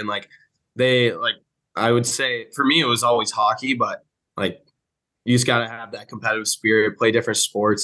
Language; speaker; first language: English; native; English